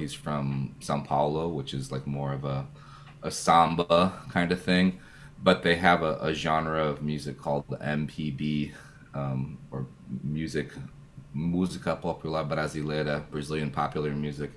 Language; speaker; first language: English; native; English